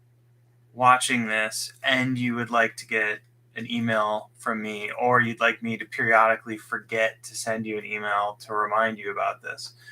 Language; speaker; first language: English; native; English